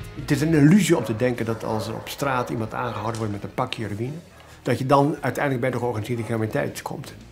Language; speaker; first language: Dutch; native; Dutch